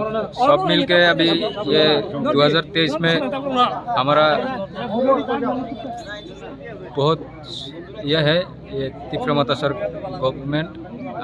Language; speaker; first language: Hindi; non-native, local second language; Bangla